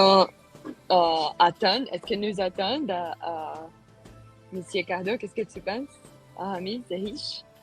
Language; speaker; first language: French; non-native, learner; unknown